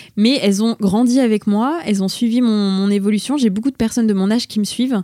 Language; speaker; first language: French; native; French